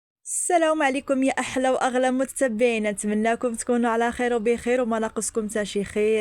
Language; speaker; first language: Arabic; native; Arabic